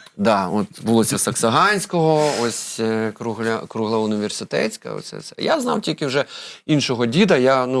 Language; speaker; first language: Ukrainian; non-native, local second language; Russian